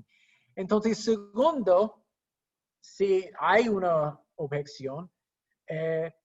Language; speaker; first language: Spanish; non-native, fluent; English